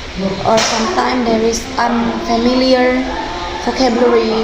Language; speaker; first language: English; non-native, fluent; Indonesian